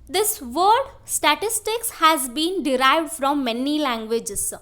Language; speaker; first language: English; non-native, local second language; Kannada